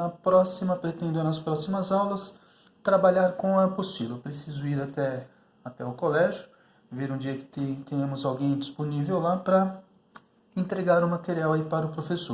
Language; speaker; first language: Portuguese; native; Portuguese